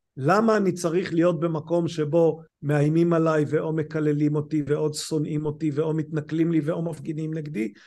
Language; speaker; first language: Hebrew; native; Hebrew